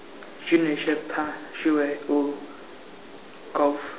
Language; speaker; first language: French; non-native, learner; English